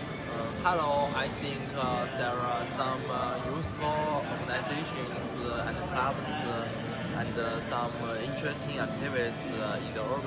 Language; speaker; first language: English; non-native, learner; Chinese